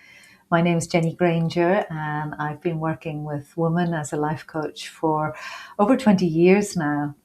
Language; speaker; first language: English; native; English